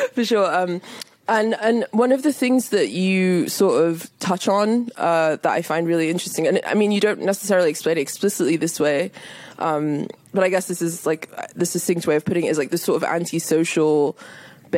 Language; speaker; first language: English; native; English